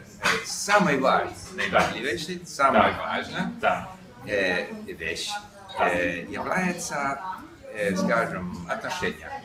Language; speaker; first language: Russian; non-native, learner; English